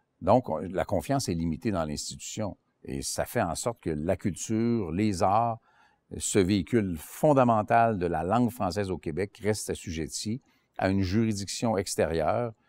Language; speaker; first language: French; native; French